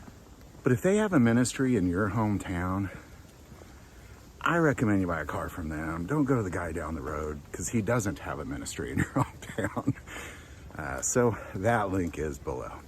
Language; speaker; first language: English; native; English